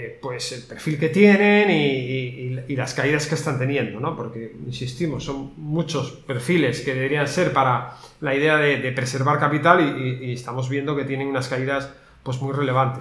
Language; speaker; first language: Spanish; native; Spanish